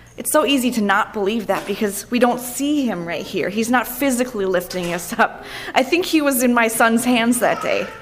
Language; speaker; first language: English; native; English